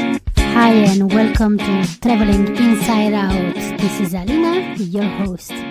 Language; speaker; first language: English; non-native, fluent; Romanian